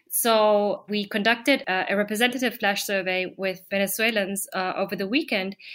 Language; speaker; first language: English; non-native, fluent; German